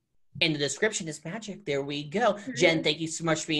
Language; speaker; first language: English; native; English